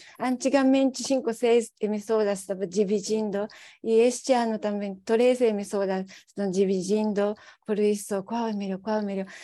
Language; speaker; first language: Portuguese; non-native, learner; Japanese